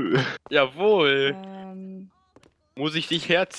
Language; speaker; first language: German; native; German